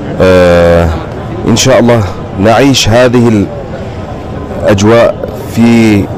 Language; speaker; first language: Arabic; non-native, fluent; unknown